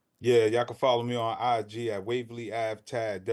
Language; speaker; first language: English; native; English